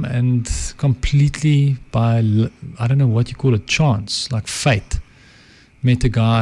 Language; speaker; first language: English; non-native, local second language; Afrikaans